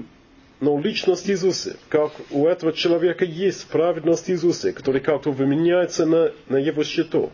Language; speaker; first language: Russian; non-native, learner; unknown